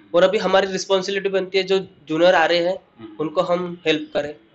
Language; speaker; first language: Hindi; non-native, local second language; Marathi